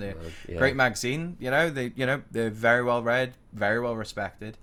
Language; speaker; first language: English; native; English